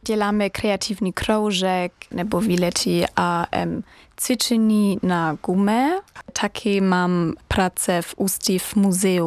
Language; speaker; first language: Czech; non-native, learner; German